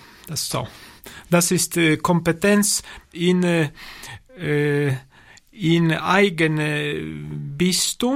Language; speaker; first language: German; non-native, learner; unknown